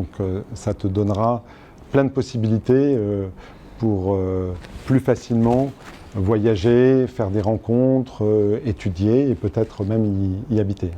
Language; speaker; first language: French; native; French